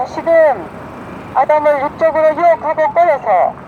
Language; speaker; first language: Korean; native; Korean